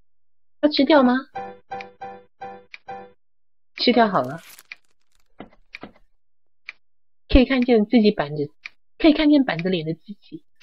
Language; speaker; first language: Chinese; native; Chinese